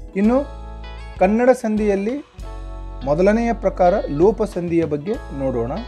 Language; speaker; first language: Kannada; non-native, local second language; Urdu